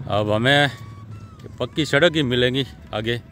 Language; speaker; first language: Hindi; non-native, local second language; Gujarati